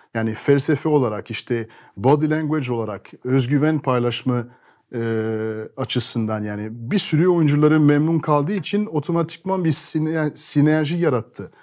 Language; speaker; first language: Turkish; non-native, fluent; French